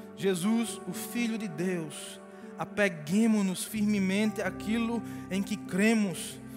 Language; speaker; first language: Portuguese; native; Portuguese